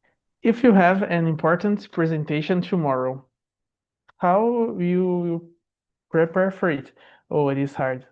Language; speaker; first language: English; non-native, learner; Portuguese